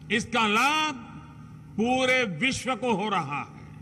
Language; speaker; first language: Hindi; non-native, local second language; Gujarati